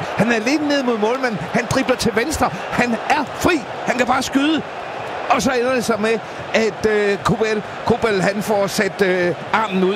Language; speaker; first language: Danish; native; Danish